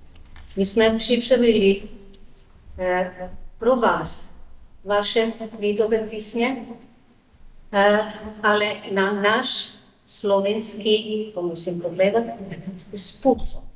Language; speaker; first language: Czech; non-native, learner; Slovenian